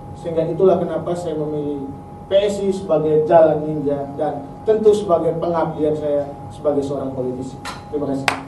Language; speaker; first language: Indonesian; native; Indonesian